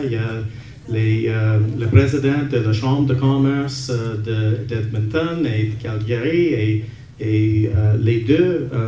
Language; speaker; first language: French; non-native, local second language; English